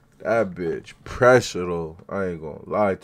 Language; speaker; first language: English; native; English